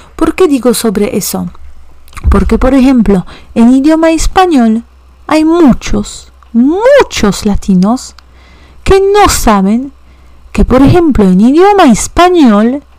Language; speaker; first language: Spanish; non-native, fluent; Polish